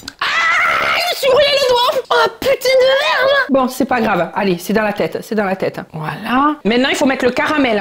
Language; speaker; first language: French; native; French